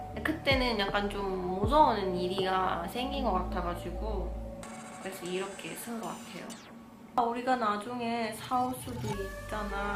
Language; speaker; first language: Korean; non-native, fluent; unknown